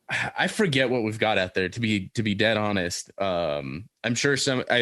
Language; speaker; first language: English; native; English